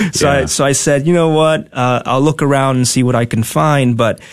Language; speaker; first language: English; non-native, fluent; Spanish